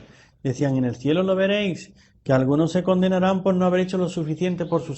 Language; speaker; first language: Spanish; native; Spanish